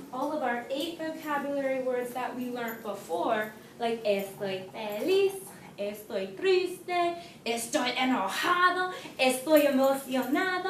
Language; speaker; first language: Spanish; non-native, fluent; English